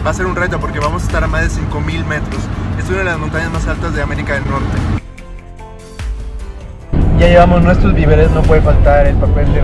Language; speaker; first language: Spanish; native; Spanish